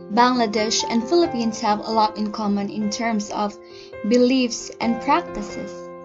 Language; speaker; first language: English; non-native, local second language; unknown